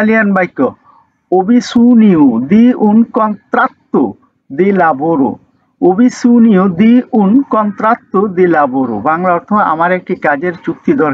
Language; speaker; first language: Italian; non-native, learner; Bangla